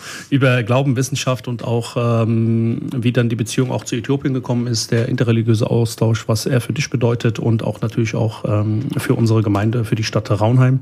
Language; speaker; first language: German; early bilingual, other home language; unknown